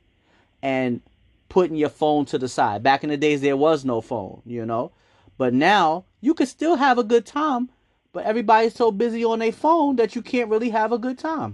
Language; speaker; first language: English; native; English